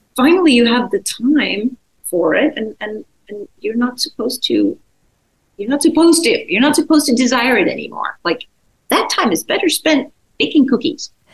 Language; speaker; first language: English; non-native, fluent; Czech